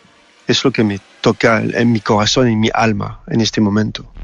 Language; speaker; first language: Spanish; non-native, fluent; French